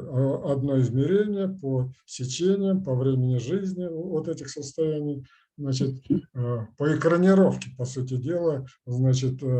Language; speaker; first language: Russian; native; Russian